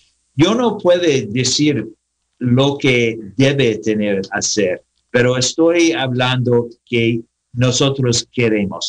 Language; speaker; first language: Spanish; non-native, learner; English